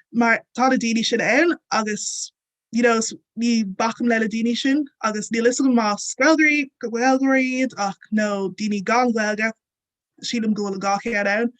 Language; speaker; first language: Irish; non-native, local second language; Yoruba